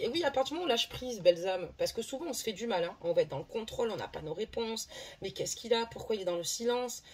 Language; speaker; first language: French; native; French